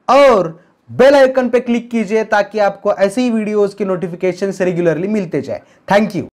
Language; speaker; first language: Hindi; non-native, local second language; Marathi